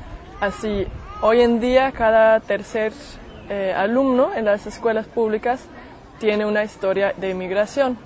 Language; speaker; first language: Spanish; non-native, fluent; German